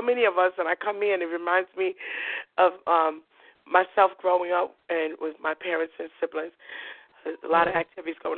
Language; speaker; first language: English; native; English